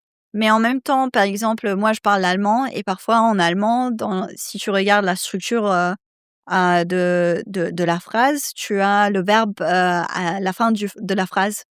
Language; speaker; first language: French; non-native, fluent; Serbian